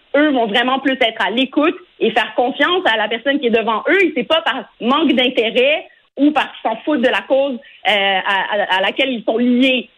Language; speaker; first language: French; early bilingual, other home language; Arabic